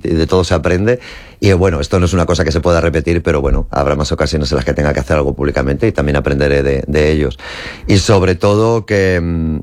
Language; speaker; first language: Spanish; native; Spanish